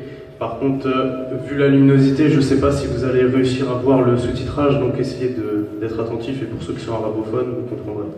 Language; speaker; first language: French; native; French